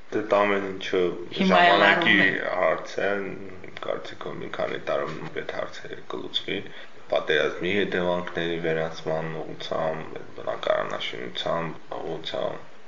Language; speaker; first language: Armenian; native; Armenian